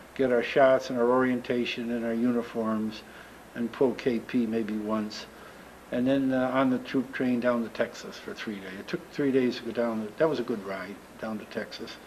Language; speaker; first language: English; native; English